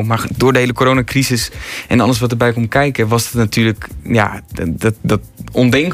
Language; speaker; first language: Dutch; native; Dutch